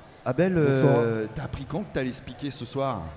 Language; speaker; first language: French; native; French